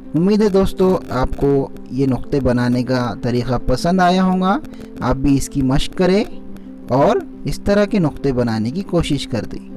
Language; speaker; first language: Urdu; native; Urdu